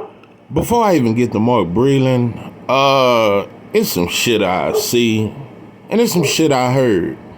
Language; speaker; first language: English; native; English